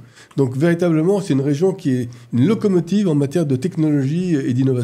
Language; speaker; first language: French; native; French